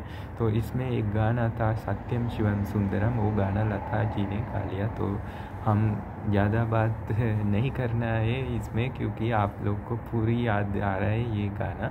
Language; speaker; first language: Hindi; non-native, learner; Sinhala